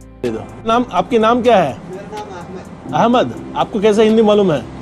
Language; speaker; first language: Hindi; non-native, local second language; Kannada